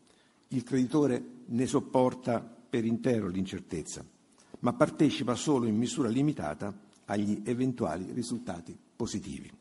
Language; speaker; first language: Italian; native; Italian